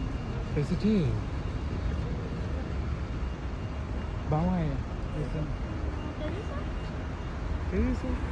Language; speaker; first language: Spanish; non-native, learner; Persian